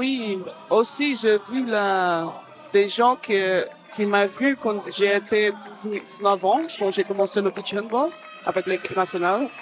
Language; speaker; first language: French; non-native, fluent; Portuguese